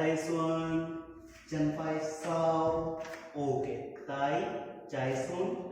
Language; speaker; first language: Vietnamese; non-native, learner; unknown